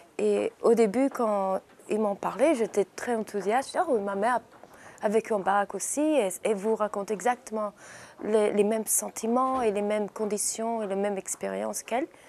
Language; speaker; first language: French; early bilingual, heritage; English